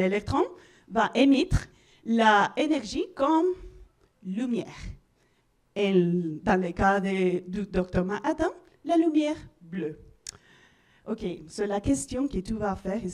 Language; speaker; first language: French; non-native, learner; Spanish